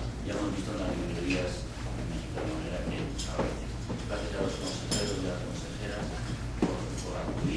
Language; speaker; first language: Spanish; native; Spanish